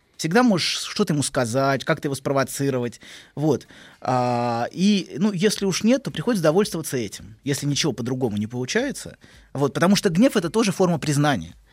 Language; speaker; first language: Russian; native; Russian